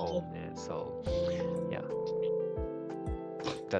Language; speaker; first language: English; non-native, learner; Japanese